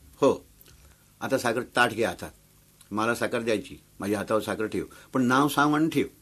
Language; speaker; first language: Marathi; non-native, local second language; Konkani